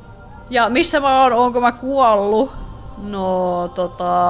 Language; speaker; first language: Finnish; native; Finnish